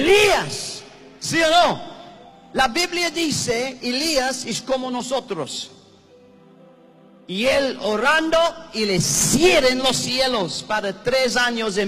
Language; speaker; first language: Spanish; non-native, learner; English